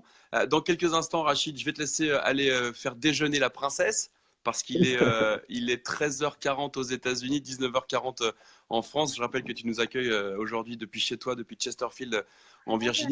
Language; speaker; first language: French; native; French